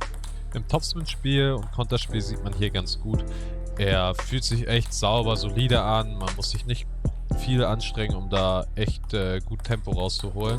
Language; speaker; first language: German; native; German